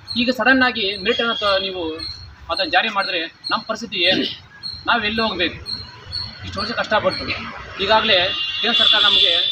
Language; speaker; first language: Kannada; native; Kannada